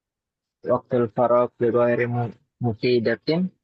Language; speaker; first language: Arabic; non-native, learner; Indonesian